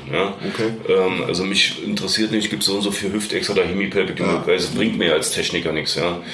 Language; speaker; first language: German; native; German